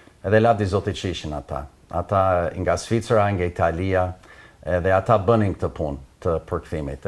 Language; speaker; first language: Albanian; non-native, fluent; English